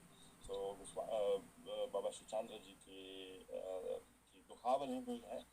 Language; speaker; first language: Hindi; non-native, fluent; Russian